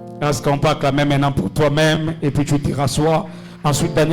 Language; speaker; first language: French; non-native, local second language; Swahili